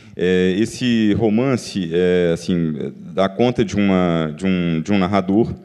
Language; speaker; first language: Portuguese; native; Portuguese